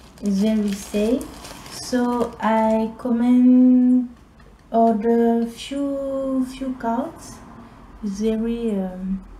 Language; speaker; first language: English; non-native, learner; French